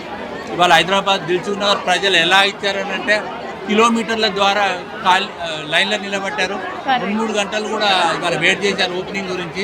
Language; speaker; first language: Telugu; native; Telugu